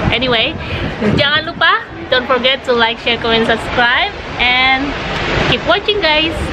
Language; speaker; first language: English; non-native, fluent; Indonesian